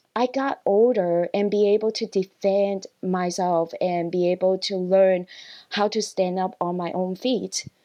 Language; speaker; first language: English; non-native, local second language; Cantonese